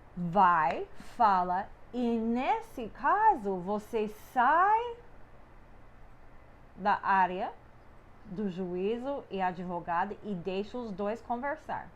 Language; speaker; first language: Portuguese; non-native, fluent; English